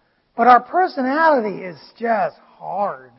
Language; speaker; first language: English; non-native, fluent; Vietnamese